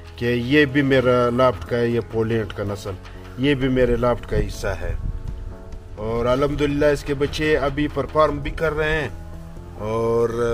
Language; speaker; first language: Urdu; non-native, local second language; Pashto